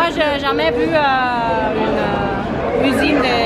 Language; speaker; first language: French; non-native, learner; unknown